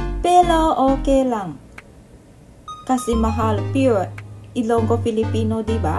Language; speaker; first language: Filipino; non-native, learner; Japanese